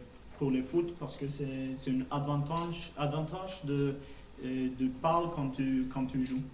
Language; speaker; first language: French; non-native, learner; Norwegian